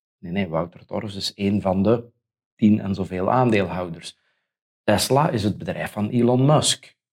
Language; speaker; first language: Dutch; native; Dutch